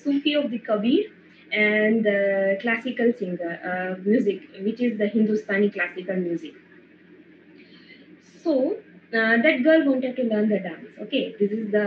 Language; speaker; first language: English; non-native, local second language; Gujarati